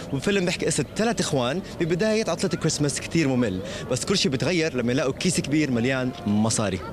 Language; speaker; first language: Arabic; non-native, local second language; Korean